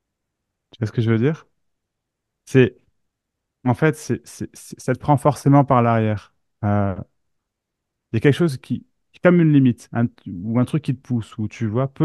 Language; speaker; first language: French; native; French